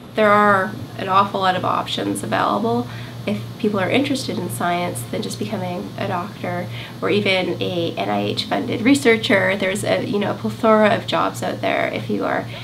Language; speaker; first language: English; native; English